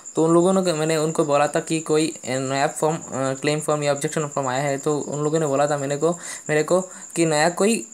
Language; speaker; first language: Hindi; non-native, local second language; Bangla